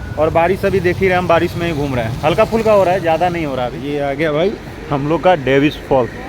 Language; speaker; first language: Hindi; native; Hindi